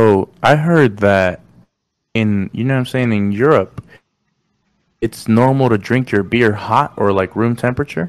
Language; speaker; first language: English; non-native, fluent; Spanish